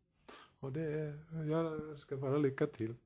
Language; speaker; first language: Swedish; non-native, local second language; Finnish